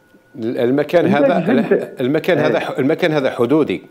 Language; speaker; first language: Arabic; native; Arabic